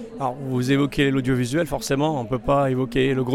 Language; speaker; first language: French; native; French